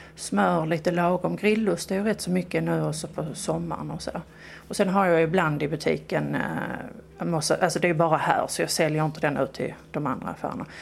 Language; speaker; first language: Swedish; native; Swedish